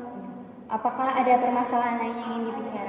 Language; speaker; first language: Indonesian; native; Indonesian